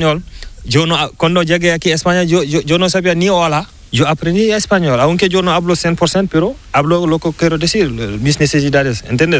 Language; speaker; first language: Spanish; non-native, learner; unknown